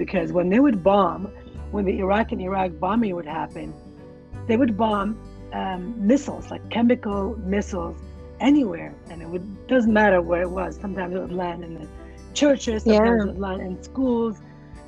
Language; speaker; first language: English; non-native, fluent; Arabic